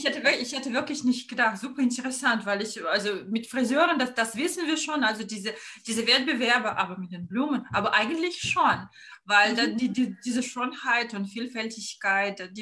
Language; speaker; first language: German; non-native, fluent; Russian